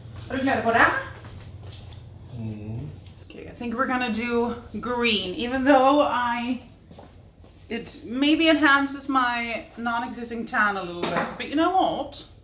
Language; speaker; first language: English; non-native, fluent; Swedish